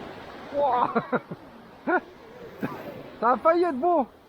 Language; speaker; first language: French; native; French